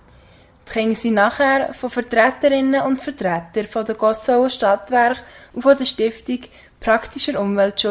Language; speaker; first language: German; native; German